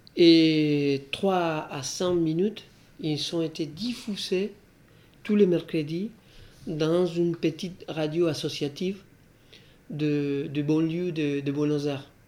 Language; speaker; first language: French; non-native, fluent; Spanish